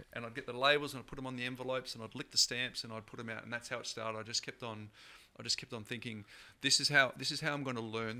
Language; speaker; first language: English; native; English